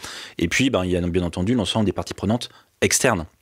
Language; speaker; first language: French; native; French